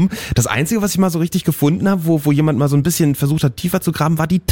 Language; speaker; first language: German; native; German